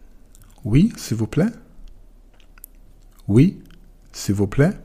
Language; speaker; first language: French; non-native, fluent; German